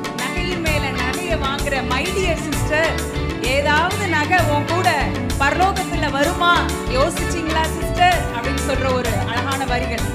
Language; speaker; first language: Tamil; native; Tamil